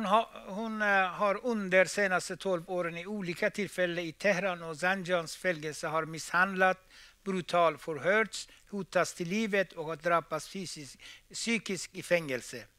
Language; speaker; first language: Swedish; non-native, fluent; Persian